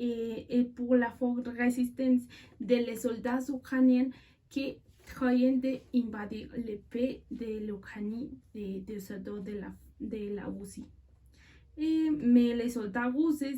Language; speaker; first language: French; non-native, learner; Spanish